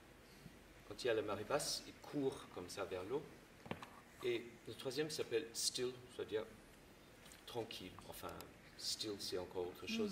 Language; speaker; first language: French; non-native, fluent; English